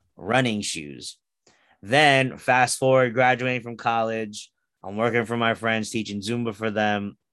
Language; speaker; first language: English; early bilingual, other home language; Filipino